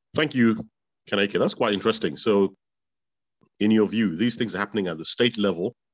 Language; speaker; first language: English; non-native, local second language; Bini